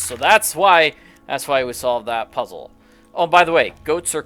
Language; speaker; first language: English; native; English